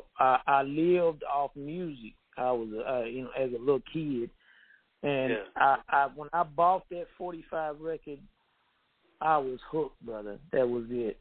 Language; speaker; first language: English; native; English